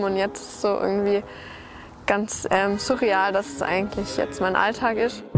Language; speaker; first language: German; native; German